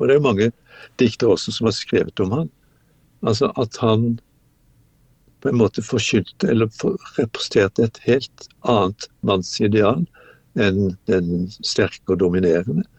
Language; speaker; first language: Norwegian; native; Norwegian